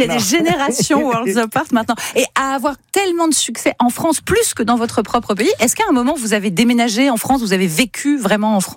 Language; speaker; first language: French; native; French